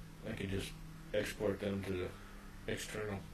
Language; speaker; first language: English; native; English